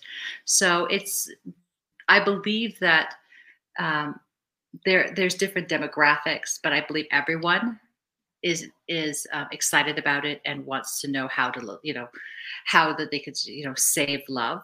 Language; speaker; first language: English; native; English